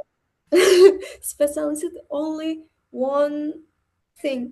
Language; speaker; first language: English; non-native, learner; Uzbek